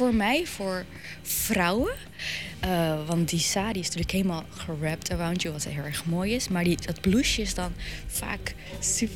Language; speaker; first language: Dutch; native; Dutch